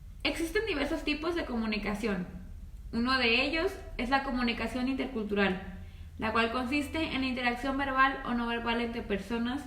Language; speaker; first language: Spanish; native; Spanish